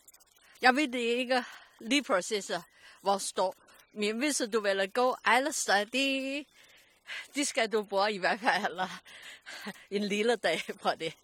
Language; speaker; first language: Danish; non-native, learner; Chinese